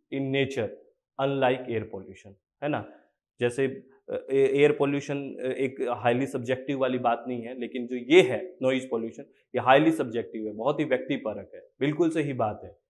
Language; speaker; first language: Hindi; native; Hindi